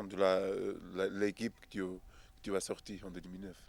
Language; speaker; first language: French; non-native, learner; Portuguese